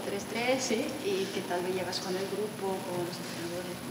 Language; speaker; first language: Italian; native; Italian